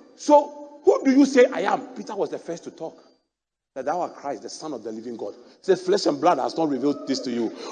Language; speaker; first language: English; non-native, local second language; Akan